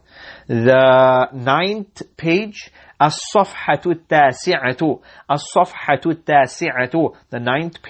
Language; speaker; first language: Arabic; non-native, fluent; English